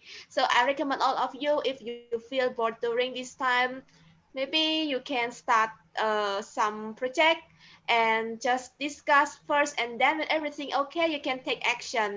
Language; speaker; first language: English; non-native, learner; Khmer